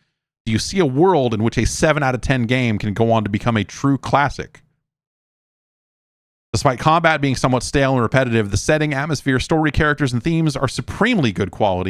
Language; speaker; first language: English; native; English